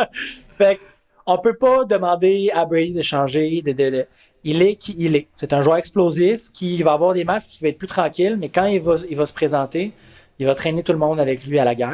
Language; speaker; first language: French; native; French